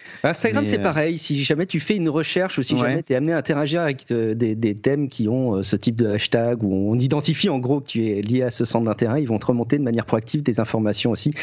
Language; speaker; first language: French; native; French